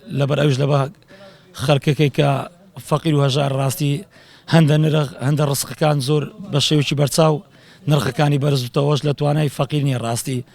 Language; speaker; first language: Central Kurdish; native; Central Kurdish